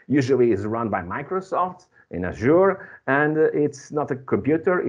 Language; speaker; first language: English; non-native, fluent; Portuguese